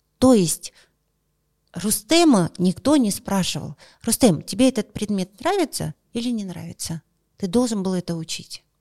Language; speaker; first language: Russian; non-native, local second language; Kazakh